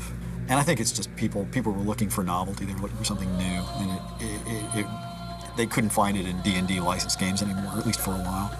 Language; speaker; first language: English; native; English